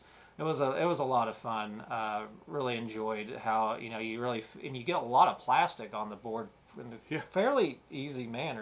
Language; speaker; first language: English; native; English